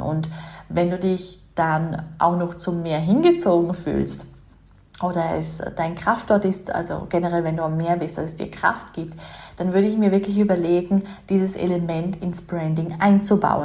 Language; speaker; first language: German; native; German